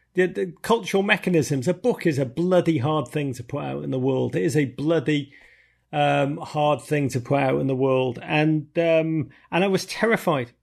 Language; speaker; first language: English; native; English